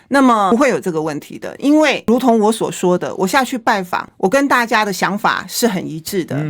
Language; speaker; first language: Chinese; native; Chinese